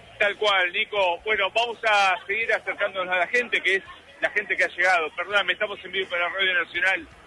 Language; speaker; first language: Spanish; native; Spanish